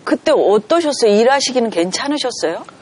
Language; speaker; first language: Korean; native; Korean